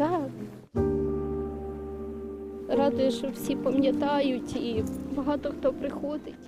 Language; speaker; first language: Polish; early bilingual, heritage; Ukrainian